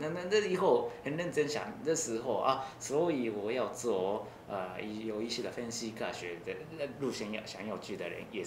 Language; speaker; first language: Chinese; non-native, learner; Japanese